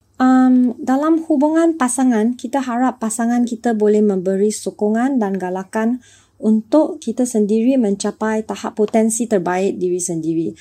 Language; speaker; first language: Malay; non-native, local second language; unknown